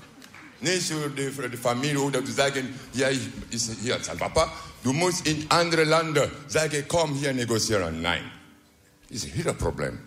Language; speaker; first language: Dutch; non-native, learner; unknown